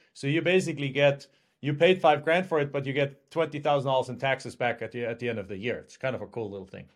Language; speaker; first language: English; non-native, fluent; German